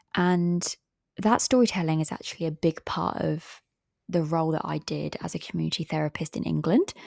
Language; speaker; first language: English; native; English